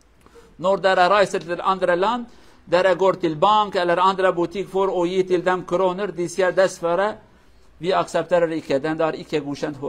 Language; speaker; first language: Norwegian; non-native, learner; Kurdish